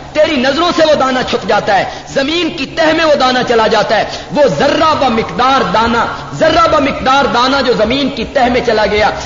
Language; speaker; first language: Urdu; native; Urdu